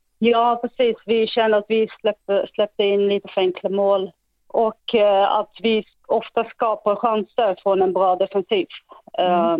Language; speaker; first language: Swedish; non-native, fluent; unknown